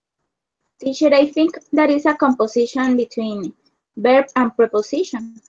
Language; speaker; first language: English; non-native, learner; Spanish